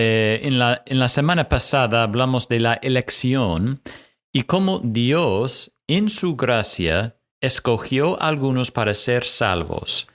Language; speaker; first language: Spanish; non-native, fluent; English